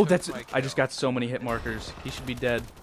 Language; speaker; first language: English; native; English